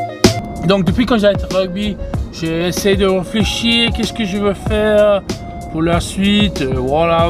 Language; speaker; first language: French; non-native, fluent; English